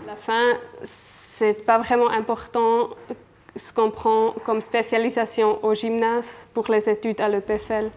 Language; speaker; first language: French; non-native, local second language; German